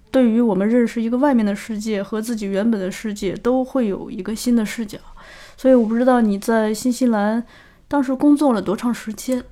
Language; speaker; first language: Chinese; native; Chinese